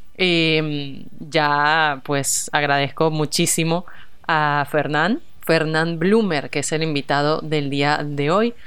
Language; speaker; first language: Spanish; native; Spanish